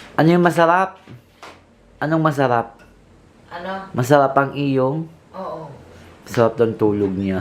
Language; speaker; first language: Filipino; native; Filipino